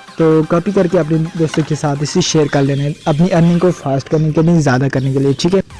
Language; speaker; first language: Urdu; non-native, local second language; Punjabi